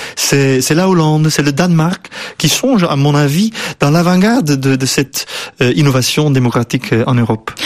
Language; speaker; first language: French; non-native, fluent; Dutch